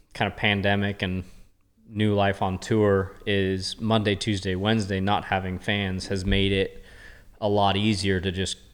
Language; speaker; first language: English; native; English